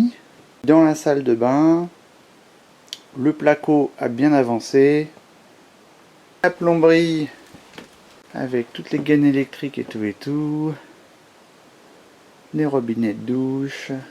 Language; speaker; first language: French; native; French